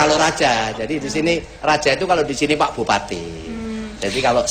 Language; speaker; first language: Indonesian; non-native, local second language; Javanese